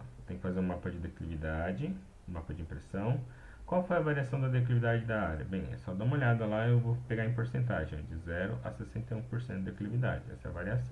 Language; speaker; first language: Portuguese; native; Portuguese